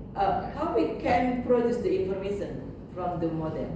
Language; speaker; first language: English; non-native, learner; Indonesian